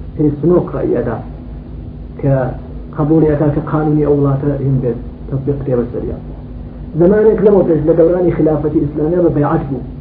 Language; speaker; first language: Central Kurdish; native; Central Kurdish